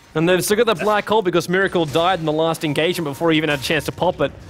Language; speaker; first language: English; native; English